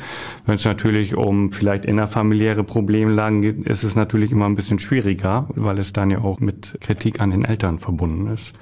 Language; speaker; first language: German; native; German